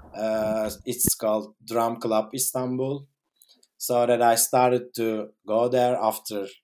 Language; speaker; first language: English; non-native, fluent; Turkish